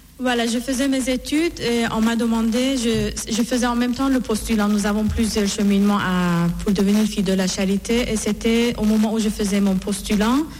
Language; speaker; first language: French; non-native, fluent; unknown